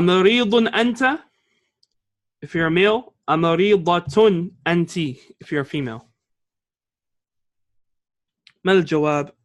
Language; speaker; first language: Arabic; non-native, fluent; English